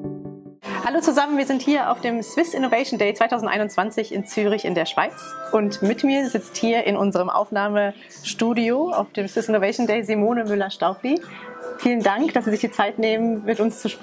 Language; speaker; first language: German; native; German